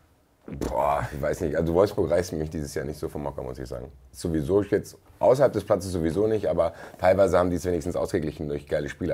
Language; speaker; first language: German; native; German